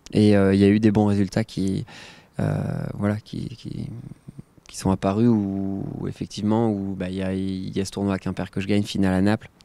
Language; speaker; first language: French; native; French